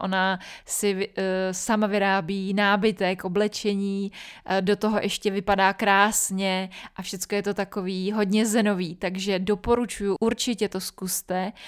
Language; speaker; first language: Czech; native; Czech